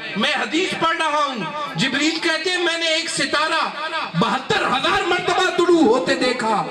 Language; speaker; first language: Urdu; non-native, local second language; Punjabi